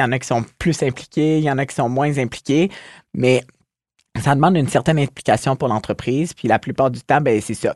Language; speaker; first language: French; native; French